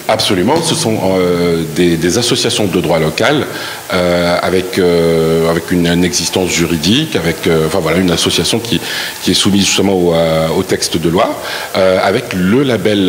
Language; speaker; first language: French; non-native, local second language; Arabic